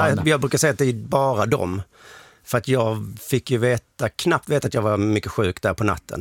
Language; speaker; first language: Swedish; native; Swedish